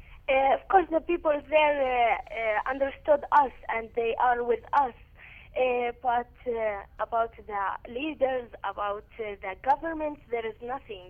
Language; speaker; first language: English; non-native, learner; Arabic